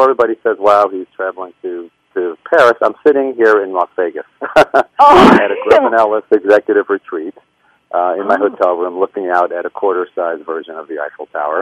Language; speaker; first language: English; native; English